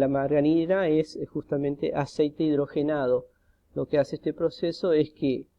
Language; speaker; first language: Spanish; native; Spanish